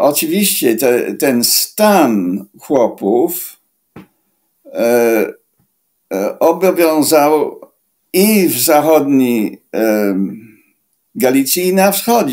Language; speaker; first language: Polish; non-native, fluent; English